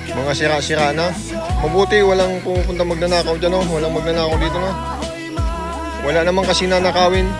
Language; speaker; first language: Filipino; non-native, local second language; Bikol